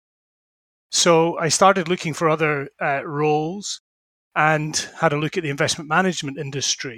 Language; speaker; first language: English; native; English